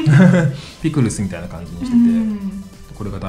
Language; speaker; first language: Japanese; native; Japanese